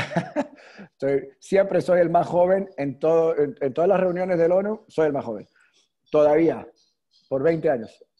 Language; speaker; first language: Spanish; early bilingual, heritage; Spanish